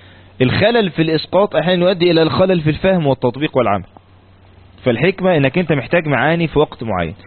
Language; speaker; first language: Arabic; native; Arabic